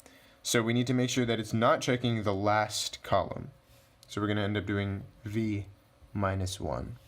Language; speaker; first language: English; native; English